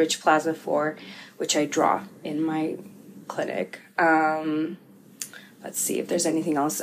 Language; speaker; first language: English; early bilingual, other home language; Russian